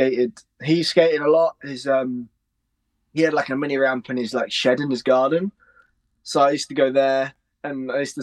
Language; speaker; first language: English; native; English